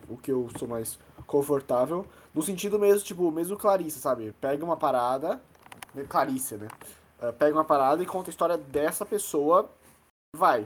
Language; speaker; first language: Portuguese; native; Portuguese